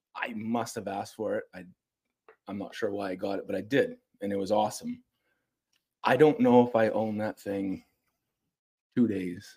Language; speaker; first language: English; native; English